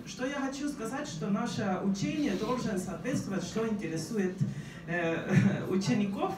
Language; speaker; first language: Russian; non-native, fluent; Estonian